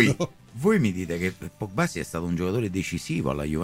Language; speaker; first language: Italian; native; Italian